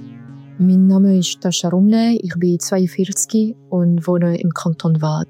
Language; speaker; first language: German; non-native, local second language; French